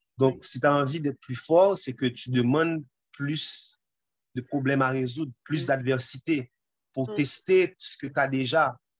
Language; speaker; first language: French; non-native, local second language; Haitian Creole